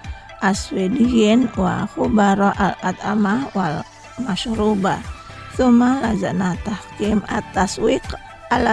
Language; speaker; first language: Arabic; non-native, fluent; Indonesian